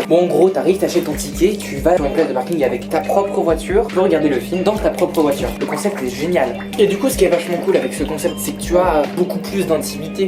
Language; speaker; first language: French; native; French